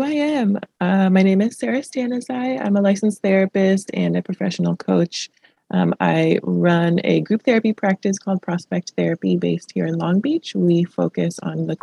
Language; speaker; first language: English; early bilingual, other home language; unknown